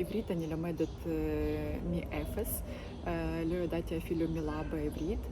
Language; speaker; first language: Hebrew; non-native, learner; Ukrainian